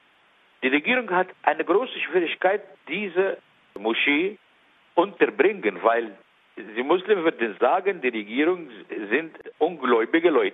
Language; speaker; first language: German; non-native, learner; Arabic